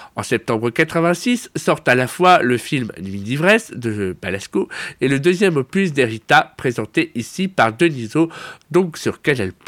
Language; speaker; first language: French; native; French